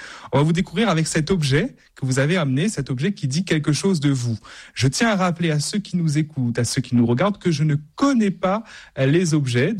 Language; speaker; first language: French; native; French